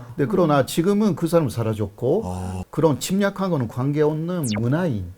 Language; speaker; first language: Korean; non-native, fluent; Japanese